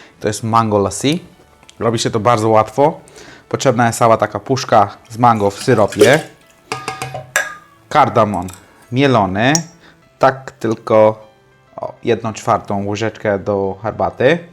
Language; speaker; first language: Polish; non-native, learner; Hindi